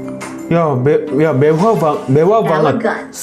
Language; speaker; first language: Indonesian; non-native, learner; Korean